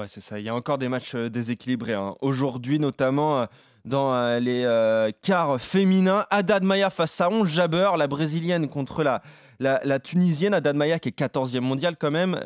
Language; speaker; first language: French; native; French